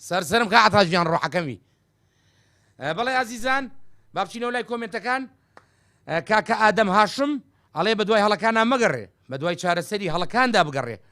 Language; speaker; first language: Central Kurdish; native; Central Kurdish